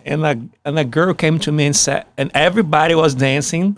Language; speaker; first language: English; non-native, fluent; Portuguese